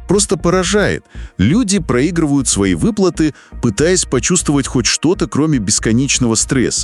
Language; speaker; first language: Russian; native; Russian